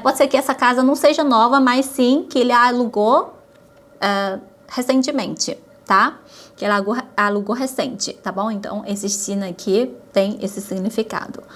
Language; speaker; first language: Portuguese; non-native, fluent; Chinese